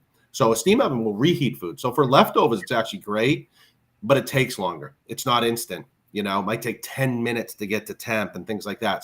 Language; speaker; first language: English; native; English